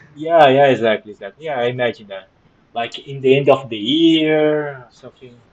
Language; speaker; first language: English; non-native, fluent; Portuguese